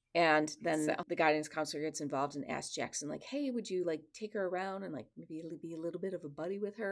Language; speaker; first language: English; native; English